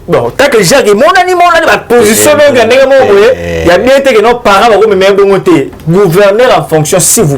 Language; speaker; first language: French; non-native, local second language; Lingala